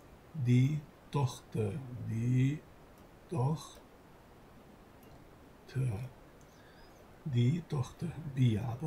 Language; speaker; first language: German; non-native, fluent; Albanian